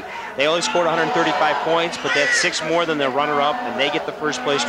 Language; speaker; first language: English; native; English